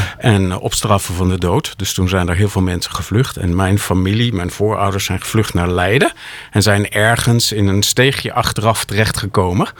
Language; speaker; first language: Dutch; native; Dutch